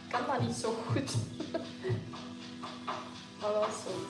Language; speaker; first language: Dutch; native; Dutch